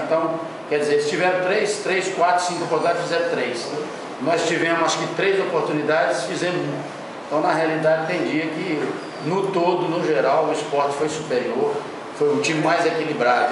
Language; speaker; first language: Portuguese; native; Portuguese